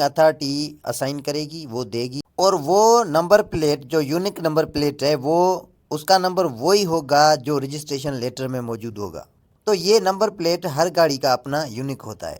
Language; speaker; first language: Urdu; native; Urdu